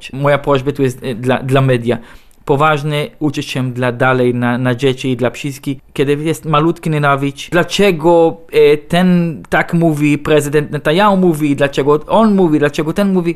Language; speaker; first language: Polish; non-native, learner; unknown